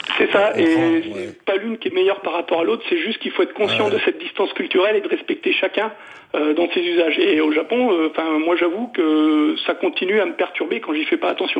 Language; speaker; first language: French; native; French